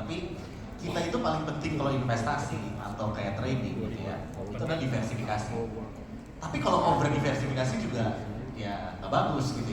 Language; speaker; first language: Indonesian; native; Indonesian